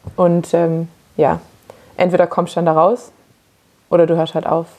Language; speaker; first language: German; native; German